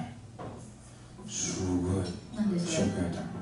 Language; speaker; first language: Japanese; non-native, fluent; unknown